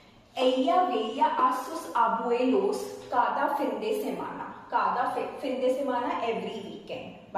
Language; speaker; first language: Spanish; non-native, fluent; Hindi